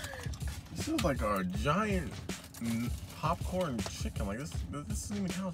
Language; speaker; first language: English; native; English